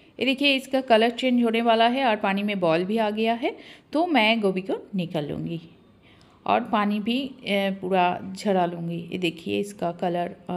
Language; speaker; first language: Hindi; non-native, local second language; Bangla